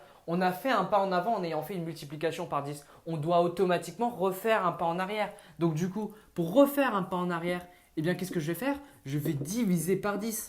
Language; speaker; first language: French; native; French